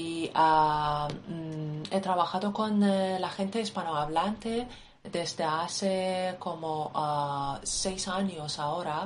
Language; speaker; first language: Spanish; non-native, fluent; Persian